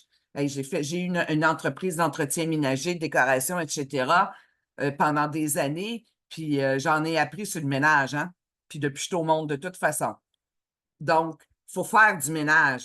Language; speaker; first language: French; native; French